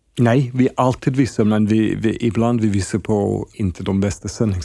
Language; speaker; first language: Swedish; non-native, fluent; English